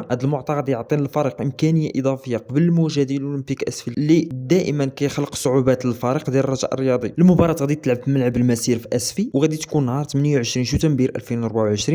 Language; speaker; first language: Arabic; native; Arabic